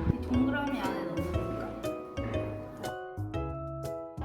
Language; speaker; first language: Korean; native; Korean